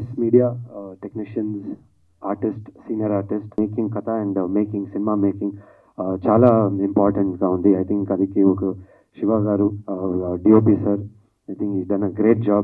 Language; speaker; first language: Telugu; non-native, learner; Kannada